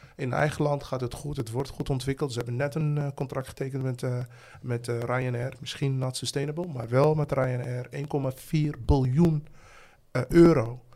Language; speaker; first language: Dutch; non-native, fluent; Arabic